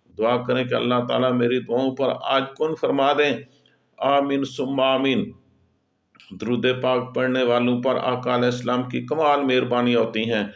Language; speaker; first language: Urdu; native; Urdu